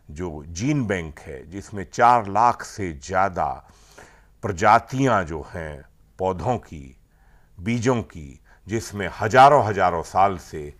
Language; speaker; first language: Hindi; native; Hindi